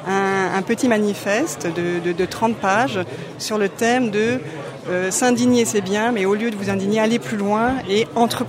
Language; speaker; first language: French; native; French